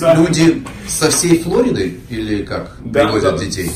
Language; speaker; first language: Russian; native; Russian